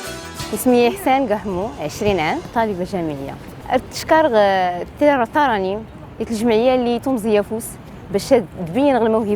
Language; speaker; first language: Arabic; non-native, local second language; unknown